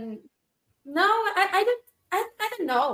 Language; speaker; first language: English; non-native, learner; Spanish